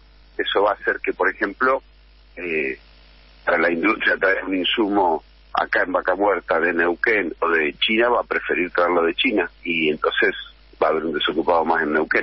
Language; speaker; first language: Spanish; native; Spanish